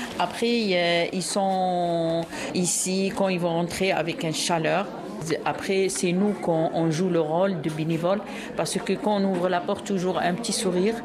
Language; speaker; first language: French; non-native, local second language; Arabic